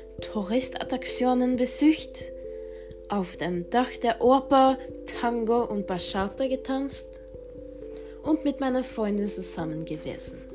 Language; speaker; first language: German; non-native, learner; Norwegian